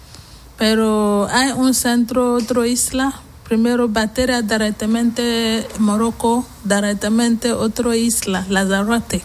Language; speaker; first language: Spanish; non-native, learner; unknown